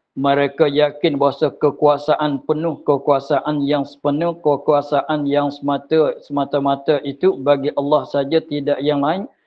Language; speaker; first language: Malay; native; Malay